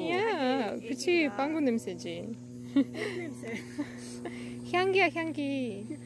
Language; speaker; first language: Korean; non-native, fluent; Russian